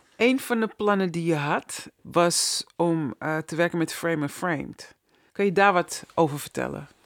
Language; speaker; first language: Dutch; native; Dutch